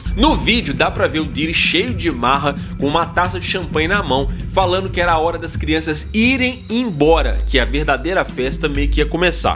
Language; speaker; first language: Portuguese; native; Portuguese